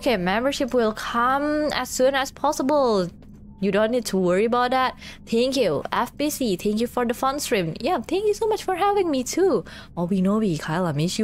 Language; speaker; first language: English; non-native, fluent; Indonesian